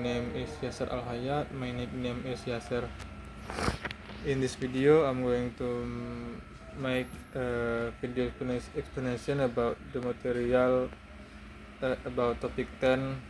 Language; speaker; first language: English; non-native, learner; Indonesian